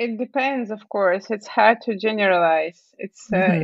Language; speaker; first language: English; non-native, fluent; Russian